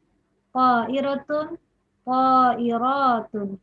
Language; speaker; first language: Arabic; non-native, learner; Indonesian